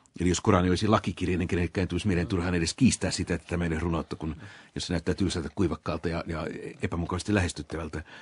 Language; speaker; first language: Finnish; native; Finnish